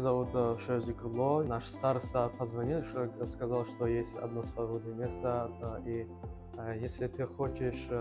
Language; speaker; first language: Russian; non-native, local second language; Tajik